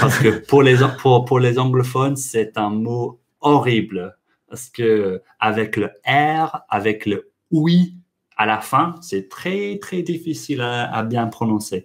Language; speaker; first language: French; non-native, fluent; English